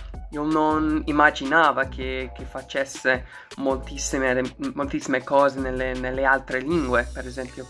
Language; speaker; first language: Italian; non-native, learner; English